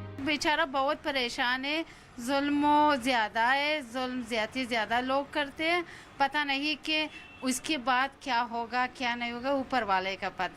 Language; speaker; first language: Hindi; non-native, learner; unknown